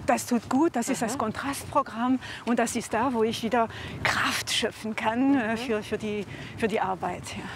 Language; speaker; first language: German; non-native, fluent; French